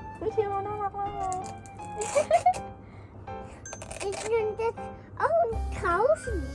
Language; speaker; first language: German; non-native, fluent; Thai